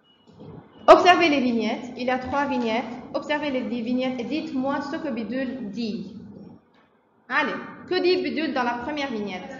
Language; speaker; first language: French; non-native, fluent; Arabic